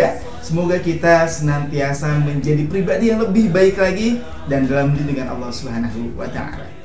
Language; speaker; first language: Indonesian; native; Indonesian